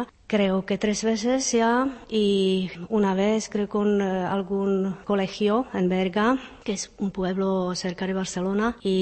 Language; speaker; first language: Spanish; non-native, fluent; Czech